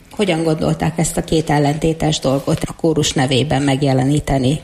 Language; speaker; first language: Hungarian; native; Hungarian